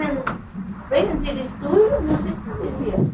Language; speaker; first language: German; non-native, learner; Vietnamese